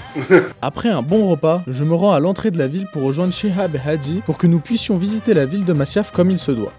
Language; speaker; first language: French; native; French